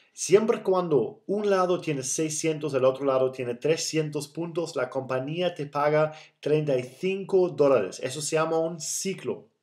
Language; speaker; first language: Spanish; non-native, fluent; German